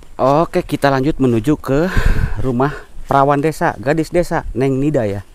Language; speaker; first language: Indonesian; non-native, local second language; Sundanese